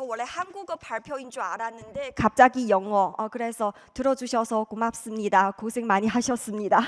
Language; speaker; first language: Korean; non-native, fluent; Chinese